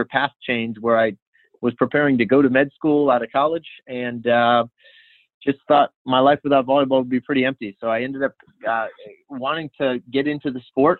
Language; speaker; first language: English; native; English